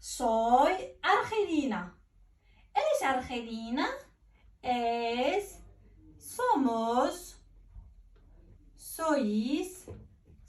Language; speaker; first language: Spanish; non-native, fluent; Arabic